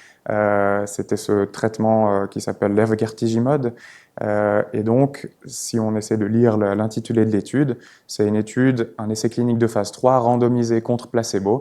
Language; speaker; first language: French; native; French